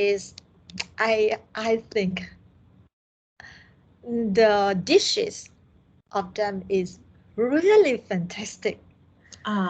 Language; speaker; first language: English; non-native, learner; Vietnamese